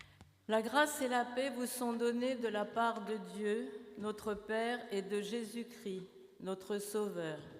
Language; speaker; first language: French; native; French